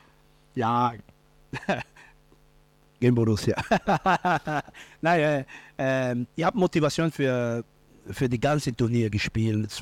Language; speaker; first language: German; non-native, learner; Portuguese